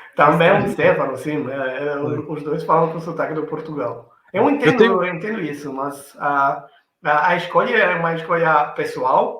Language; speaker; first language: Portuguese; non-native, fluent; Italian